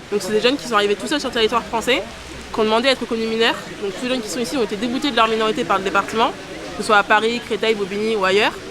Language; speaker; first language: French; native; French